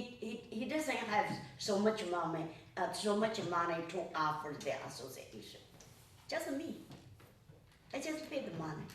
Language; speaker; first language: English; non-native, learner; Chinese